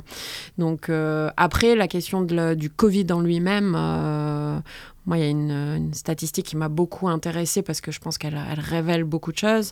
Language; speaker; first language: French; native; French